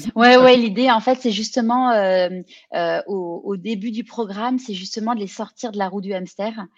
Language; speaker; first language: French; native; French